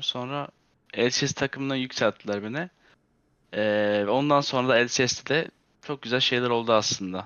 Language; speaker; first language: Turkish; early bilingual, heritage; Turkish